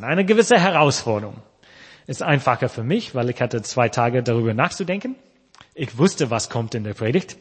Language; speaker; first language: German; non-native, fluent; English